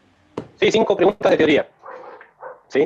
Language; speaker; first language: Spanish; native; Spanish